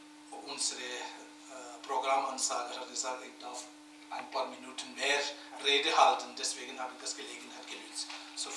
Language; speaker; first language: German; non-native, learner; Tibetan